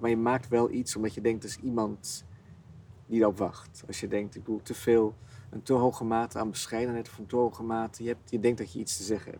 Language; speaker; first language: Dutch; native; Dutch